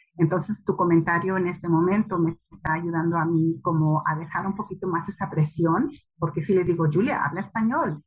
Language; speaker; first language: Spanish; early bilingual, heritage; Spanish